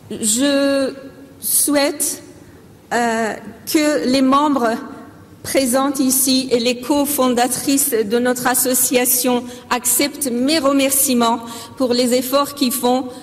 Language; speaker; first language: French; non-native, fluent; Persian